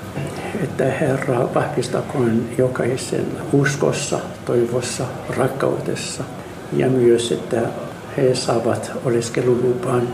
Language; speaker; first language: Finnish; non-native, fluent; Arabic